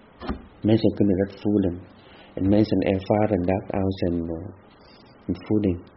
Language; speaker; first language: Dutch; non-native, fluent; Vietnamese